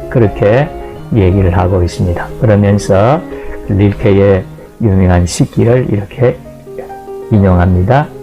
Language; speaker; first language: Korean; native; Korean